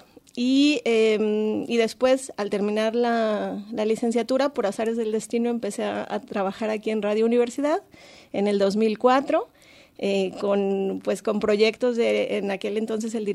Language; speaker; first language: Spanish; native; Spanish